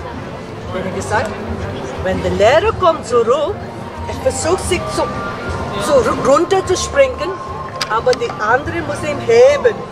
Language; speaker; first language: German; non-native, learner; Tibetan